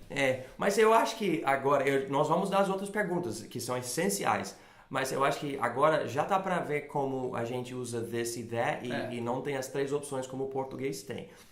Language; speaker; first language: Portuguese; non-native, fluent; English